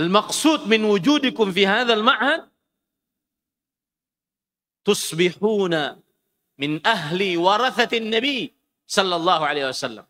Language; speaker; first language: Arabic; non-native, fluent; Indonesian